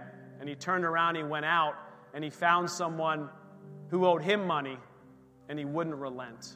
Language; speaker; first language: English; native; English